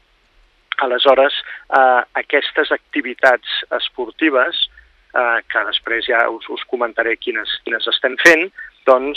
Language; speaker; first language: Catalan; native; Catalan